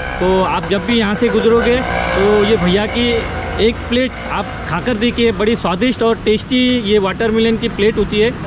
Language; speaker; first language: Hindi; non-native, local second language; Marathi